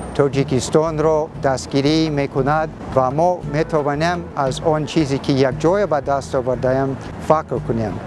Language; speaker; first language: Tajik; non-native, learner; English